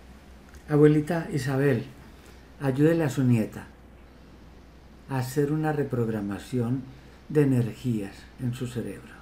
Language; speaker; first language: Spanish; native; Spanish